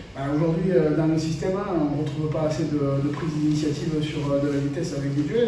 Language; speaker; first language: French; native; French